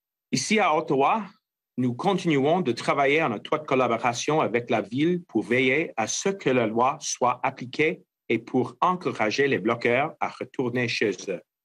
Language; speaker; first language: French; non-native, fluent; English